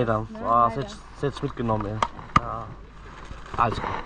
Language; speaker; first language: German; non-native, learner; Turkish